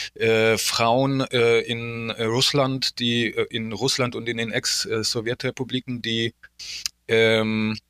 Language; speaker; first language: German; early bilingual, other home language; Polish